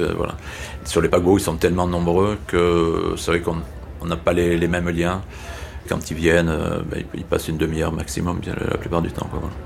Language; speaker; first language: French; native; French